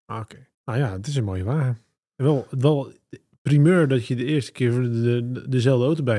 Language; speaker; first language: Dutch; native; Dutch